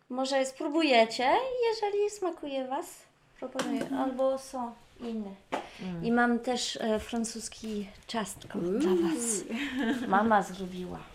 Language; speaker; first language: Polish; non-native, learner; French